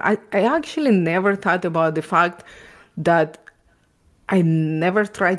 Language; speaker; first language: English; non-native, fluent; Ukrainian